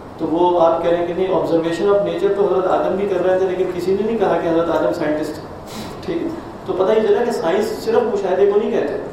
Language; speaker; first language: Urdu; native; Urdu